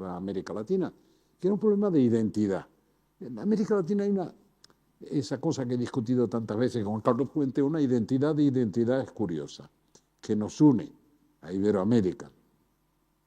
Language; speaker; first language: Spanish; native; Spanish